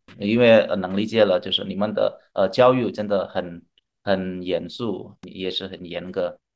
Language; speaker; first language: Chinese; non-native, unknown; Indonesian